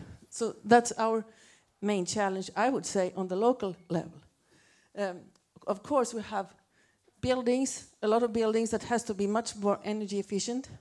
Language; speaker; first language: English; non-native, fluent; Swedish